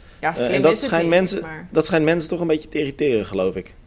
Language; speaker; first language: Dutch; native; Dutch